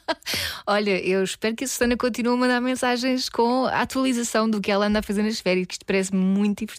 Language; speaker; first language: Portuguese; native; Portuguese